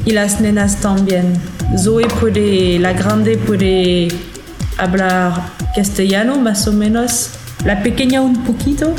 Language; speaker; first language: Spanish; non-native, learner; French